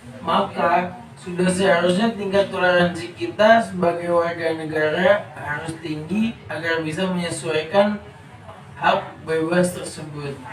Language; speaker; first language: Indonesian; native; Indonesian